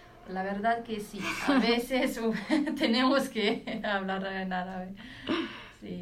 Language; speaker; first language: Spanish; non-native, learner; Arabic